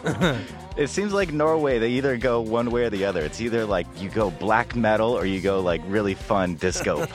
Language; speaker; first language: English; native; English